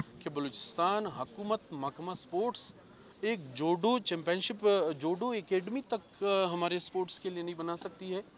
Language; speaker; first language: Urdu; non-native, local second language; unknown